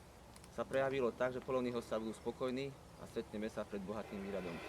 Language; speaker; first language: Slovak; native; Slovak